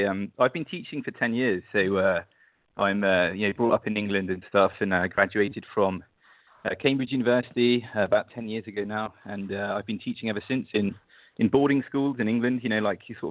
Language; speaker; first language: English; native; English